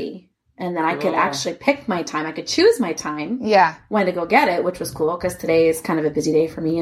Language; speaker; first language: English; early bilingual, other home language; Norwegian